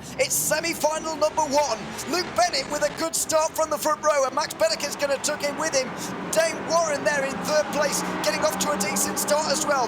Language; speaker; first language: English; native; English